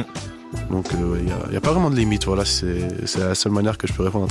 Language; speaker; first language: French; native; French